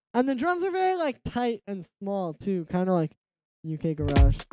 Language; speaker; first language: English; native; English